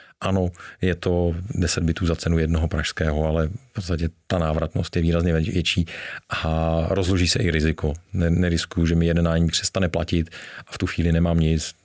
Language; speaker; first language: Czech; native; Czech